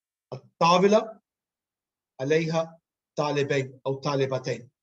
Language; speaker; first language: Arabic; non-native, learner; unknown